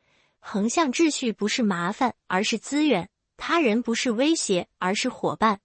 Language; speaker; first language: Chinese; native; Chinese